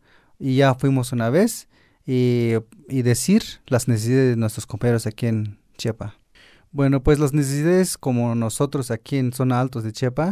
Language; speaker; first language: Spanish; non-native, local second language; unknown